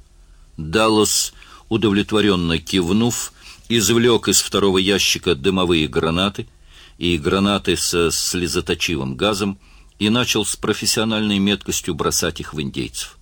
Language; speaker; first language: Russian; native; Russian